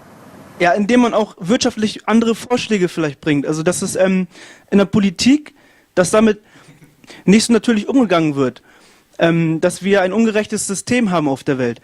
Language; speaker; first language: German; native; German